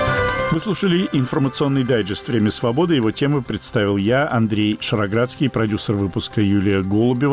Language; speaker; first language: Russian; native; Russian